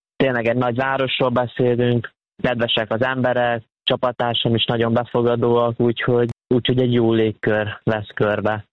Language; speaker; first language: Hungarian; native; Hungarian